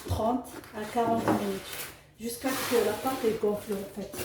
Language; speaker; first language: French; non-native, local second language; Arabic